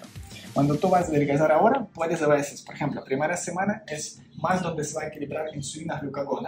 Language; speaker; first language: Spanish; non-native, learner; Ukrainian